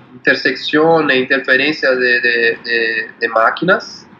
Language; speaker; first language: Spanish; non-native, learner; Portuguese